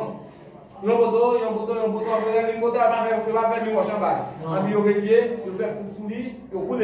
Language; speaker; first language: French; non-native, local second language; Haitian Creole